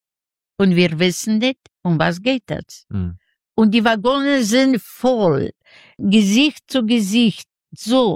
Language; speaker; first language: German; non-native, learner; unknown